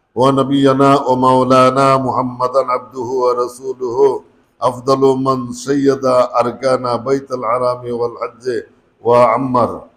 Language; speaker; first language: Arabic; non-native, fluent; Bangla